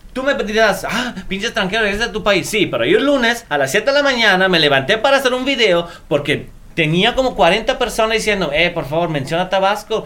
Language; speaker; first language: Spanish; non-native, fluent; Italian